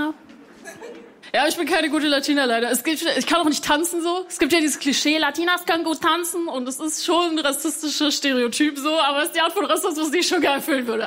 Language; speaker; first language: German; early bilingual, other home language; Spanish